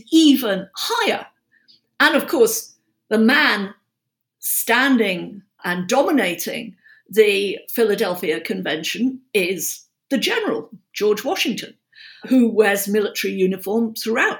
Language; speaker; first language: English; native; English